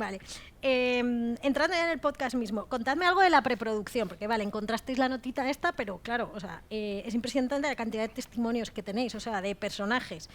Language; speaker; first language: Spanish; native; Spanish